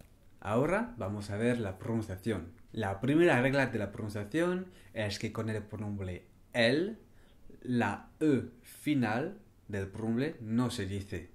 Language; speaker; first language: Spanish; non-native, fluent; French